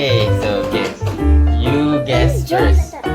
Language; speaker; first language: English; non-native, local second language; Malay